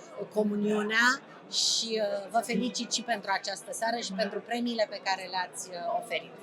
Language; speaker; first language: Romanian; native; Romanian